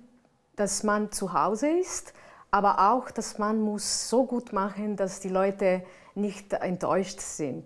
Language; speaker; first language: German; non-native, fluent; Italian